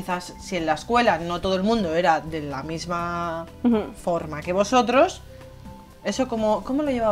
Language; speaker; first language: Spanish; native; Spanish